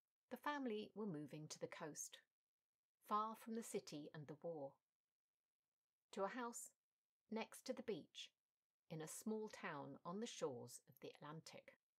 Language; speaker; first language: English; native; English